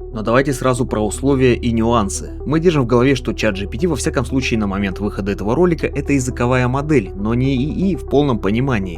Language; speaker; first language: Russian; native; Russian